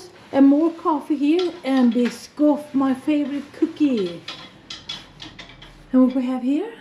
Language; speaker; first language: English; non-native, fluent; Swedish